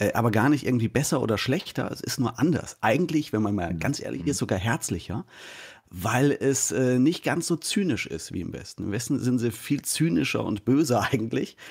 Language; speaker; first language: German; native; German